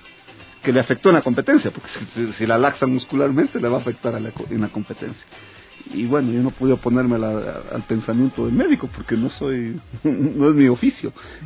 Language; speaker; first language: Spanish; native; Spanish